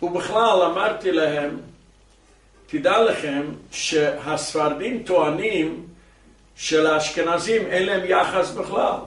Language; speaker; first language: Hebrew; non-native, fluent; English